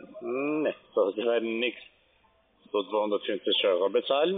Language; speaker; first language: German; non-native, fluent; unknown